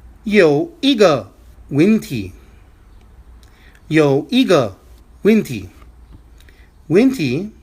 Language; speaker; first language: Chinese; non-native, fluent; English